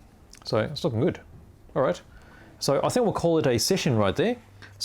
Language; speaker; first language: English; native; English